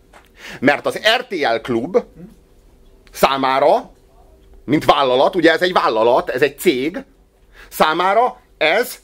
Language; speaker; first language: Hungarian; native; Hungarian